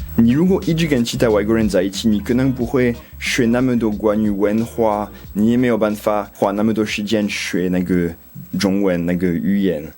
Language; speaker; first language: Chinese; non-native, fluent; French